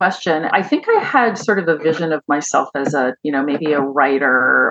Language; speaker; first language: English; native; English